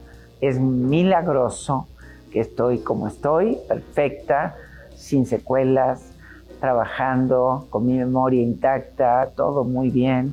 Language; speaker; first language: Spanish; native; Spanish